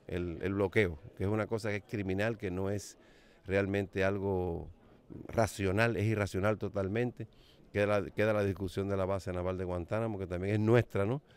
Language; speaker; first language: Spanish; native; Spanish